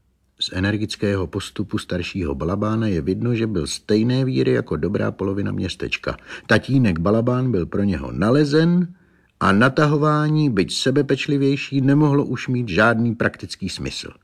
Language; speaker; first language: Czech; native; Czech